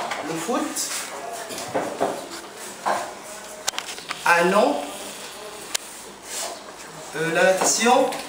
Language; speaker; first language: French; non-native, fluent; Arabic